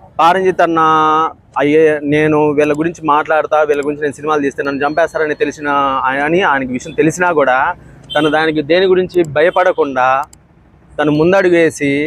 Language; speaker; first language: Telugu; native; Telugu